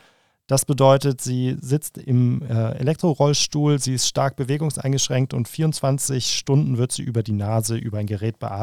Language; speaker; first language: German; native; German